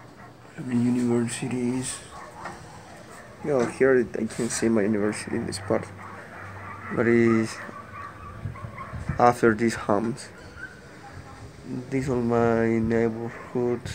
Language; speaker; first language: English; non-native, learner; Spanish